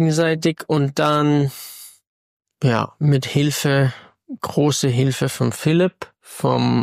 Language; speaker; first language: German; non-native, fluent; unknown